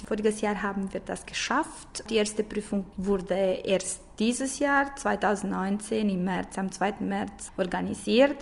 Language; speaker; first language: German; non-native, fluent; Romanian